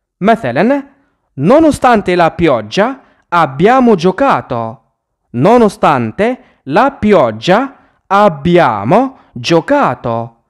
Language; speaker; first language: Italian; non-native, fluent; Arabic